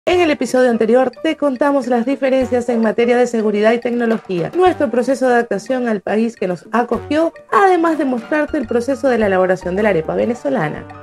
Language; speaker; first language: Spanish; native; Spanish